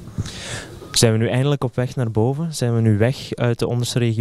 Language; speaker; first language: Dutch; native; Dutch